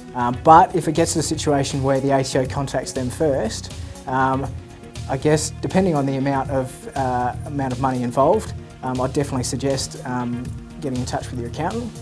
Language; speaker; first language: English; native; English